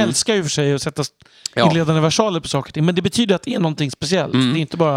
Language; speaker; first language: Swedish; native; Swedish